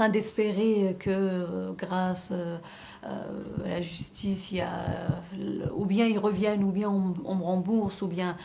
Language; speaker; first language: French; native; French